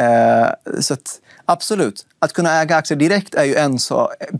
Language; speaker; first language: Swedish; native; Swedish